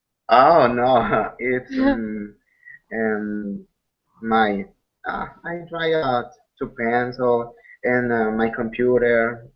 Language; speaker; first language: English; non-native, learner; Spanish